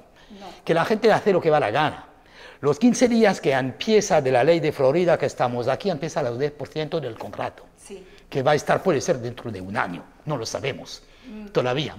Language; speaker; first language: Spanish; non-native, learner; French